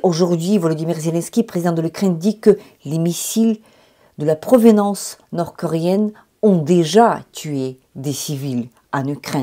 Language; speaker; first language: French; non-native, fluent; Ukrainian